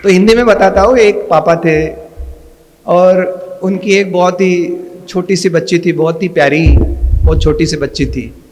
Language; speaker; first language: Hindi; non-native, local second language; Marathi